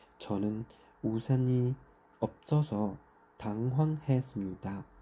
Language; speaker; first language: Korean; non-native, learner; Chinese